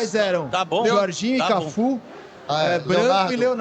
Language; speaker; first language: Portuguese; native; Portuguese